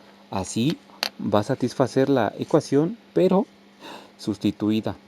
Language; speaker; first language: Spanish; native; Spanish